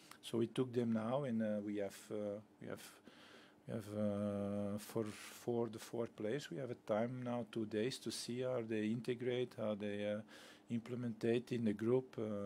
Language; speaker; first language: English; non-native, fluent; Dutch